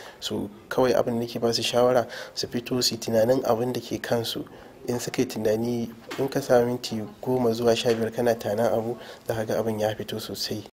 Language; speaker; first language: Hausa; native; Hausa